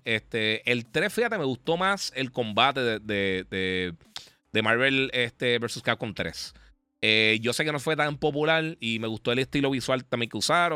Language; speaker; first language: Spanish; native; Spanish